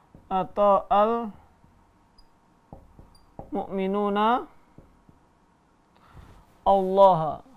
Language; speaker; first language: Arabic; non-native, fluent; Indonesian